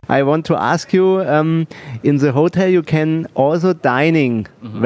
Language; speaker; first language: English; non-native, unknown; German